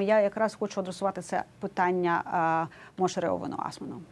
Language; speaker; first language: Ukrainian; native; Ukrainian